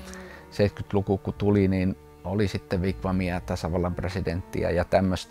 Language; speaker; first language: Finnish; native; Finnish